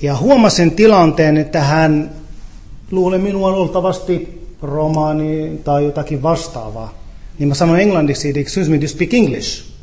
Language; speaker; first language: Finnish; non-native, fluent; Arabic